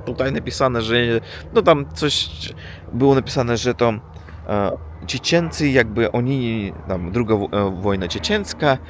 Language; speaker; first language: Polish; non-native, learner; Russian